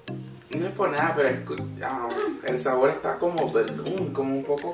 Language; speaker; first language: Spanish; native; Spanish